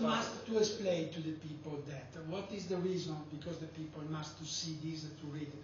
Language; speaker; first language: English; non-native, learner; Italian